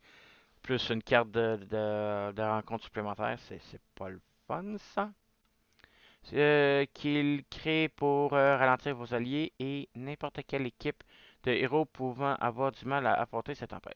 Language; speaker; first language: French; native; French